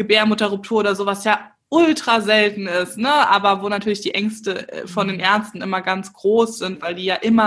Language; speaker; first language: German; native; German